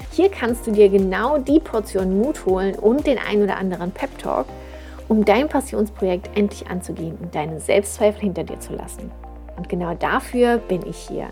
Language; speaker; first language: German; native; German